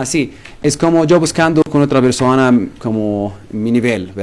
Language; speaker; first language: Spanish; non-native, learner; Arabic